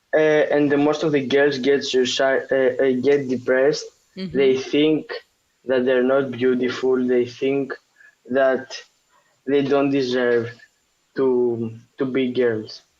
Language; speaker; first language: English; non-native, fluent; Greek